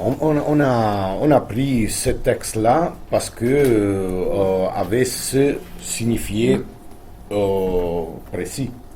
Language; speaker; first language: French; non-native, fluent; Italian